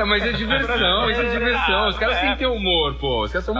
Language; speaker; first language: Portuguese; native; Portuguese